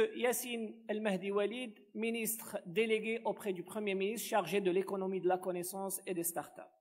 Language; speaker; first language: French; non-native, local second language; Arabic